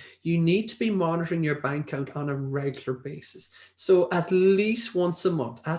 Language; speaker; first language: English; native; English